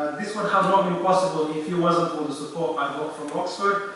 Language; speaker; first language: English; early bilingual, other home language; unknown